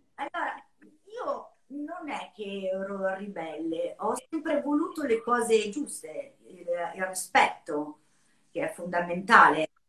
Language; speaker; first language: Italian; native; Italian